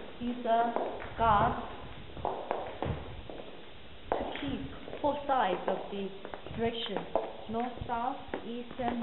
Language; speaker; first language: English; non-native, learner; Korean